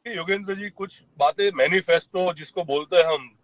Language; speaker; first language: Hindi; non-native, local second language; Gujarati